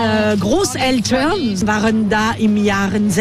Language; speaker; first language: German; non-native, learner; French